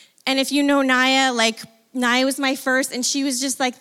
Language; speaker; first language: English; native; English